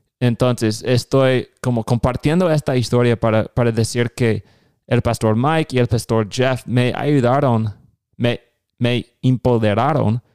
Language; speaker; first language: Spanish; non-native, fluent; English